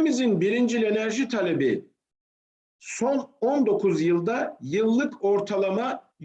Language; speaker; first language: Turkish; native; Turkish